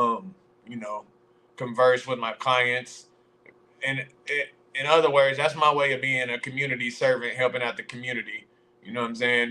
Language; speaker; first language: English; native; English